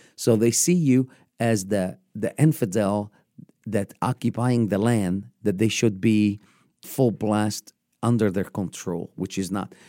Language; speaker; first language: English; non-native, fluent; Arabic